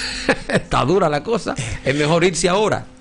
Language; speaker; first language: Spanish; native; Spanish